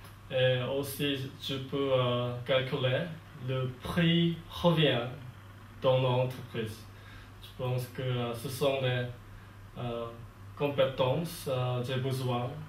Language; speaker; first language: French; non-native, learner; Korean